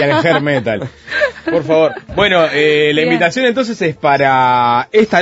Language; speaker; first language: Spanish; native; Spanish